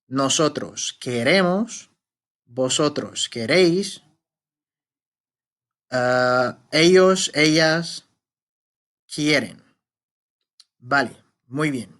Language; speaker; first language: Spanish; non-native, fluent; Arabic